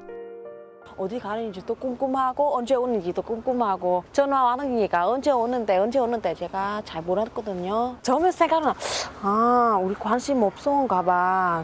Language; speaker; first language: Korean; non-native, learner; Vietnamese